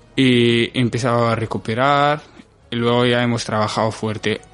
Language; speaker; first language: Spanish; non-native, fluent; Arabic